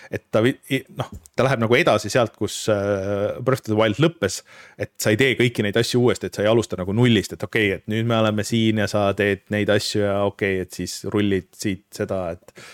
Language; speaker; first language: Estonian; native; Estonian